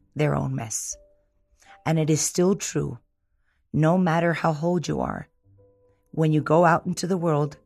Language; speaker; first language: English; early bilingual, other home language; Spanish